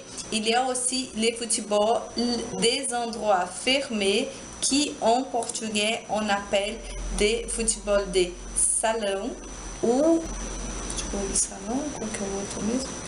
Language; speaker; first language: French; non-native, learner; Portuguese